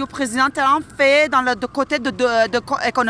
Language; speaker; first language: French; non-native, local second language; Persian